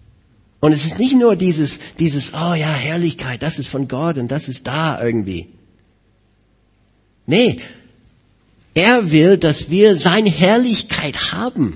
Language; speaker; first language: German; non-native, fluent; English